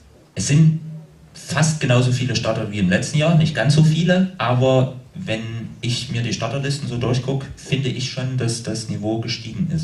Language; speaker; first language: German; native; German